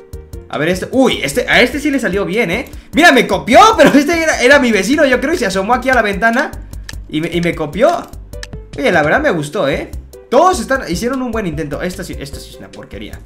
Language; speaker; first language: Spanish; native; Spanish